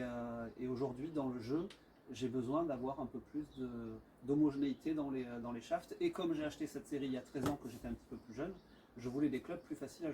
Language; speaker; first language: French; native; French